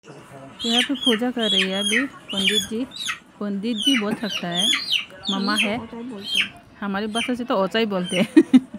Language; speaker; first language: Hindi; non-native, local second language; Kok Borok